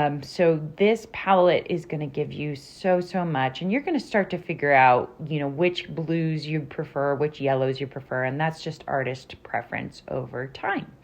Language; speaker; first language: English; native; English